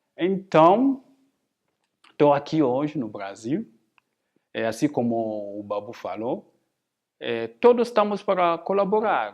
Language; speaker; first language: Portuguese; non-native, fluent; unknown